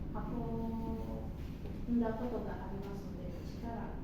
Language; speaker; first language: Japanese; non-native, learner; Indonesian